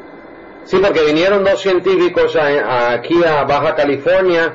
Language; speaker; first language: Spanish; native; Spanish